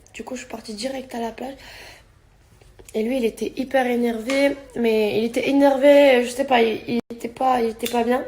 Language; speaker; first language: French; native; French